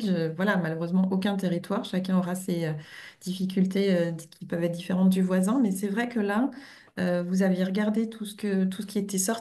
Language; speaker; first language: French; native; French